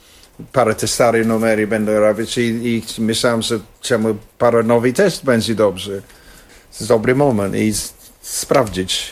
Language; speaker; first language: Polish; non-native, fluent; English